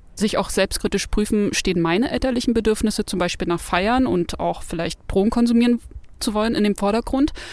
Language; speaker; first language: German; native; German